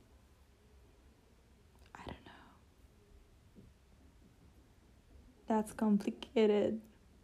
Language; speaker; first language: English; non-native, fluent; Italian